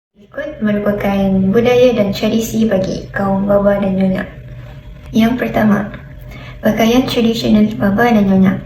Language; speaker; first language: Malay; native; Malay